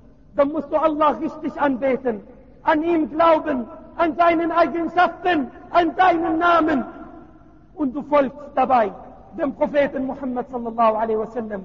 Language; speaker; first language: German; non-native, learner; Arabic